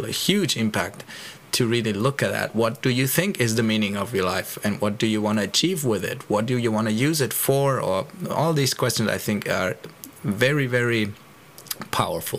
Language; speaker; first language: English; non-native, fluent; German